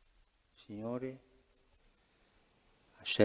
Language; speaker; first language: Italian; non-native, fluent; Spanish